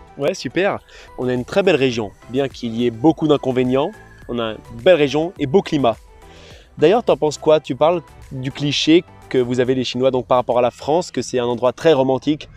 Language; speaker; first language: French; native; French